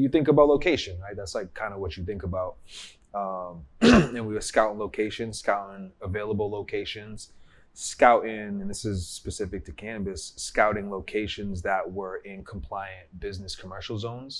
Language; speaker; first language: English; native; English